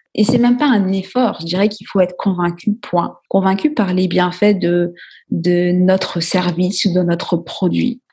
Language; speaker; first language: French; native; French